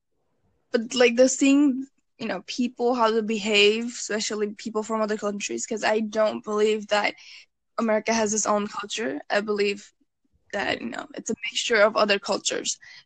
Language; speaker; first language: English; early bilingual, other home language; Bangla